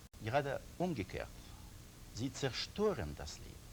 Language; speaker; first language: German; non-native, learner; Russian